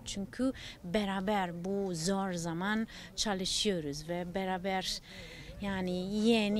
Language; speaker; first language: Turkish; non-native, learner; Italian